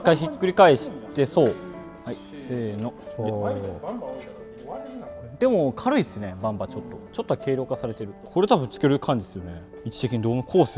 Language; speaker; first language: Japanese; native; Japanese